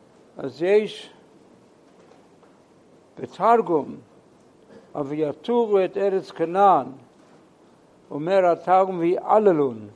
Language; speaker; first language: Hebrew; non-native, fluent; English